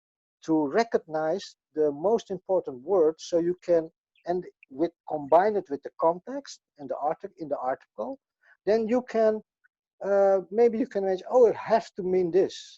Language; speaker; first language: English; non-native, fluent; Dutch